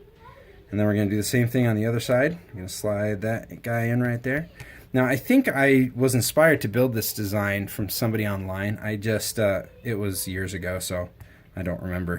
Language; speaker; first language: English; native; English